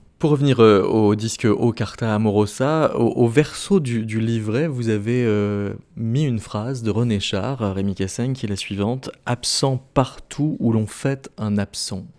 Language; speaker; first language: French; native; French